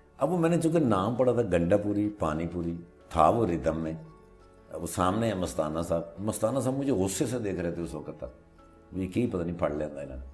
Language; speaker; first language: Urdu; non-native, local second language; Punjabi